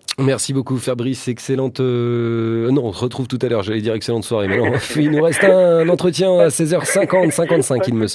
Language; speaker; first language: French; native; French